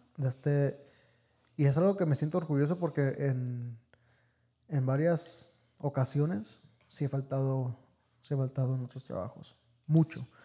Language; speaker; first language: Spanish; early bilingual, heritage; Spanish